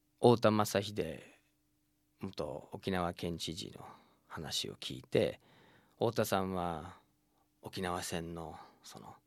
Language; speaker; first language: Japanese; non-native, fluent; English